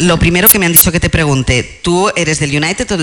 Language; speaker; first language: Spanish; native; Spanish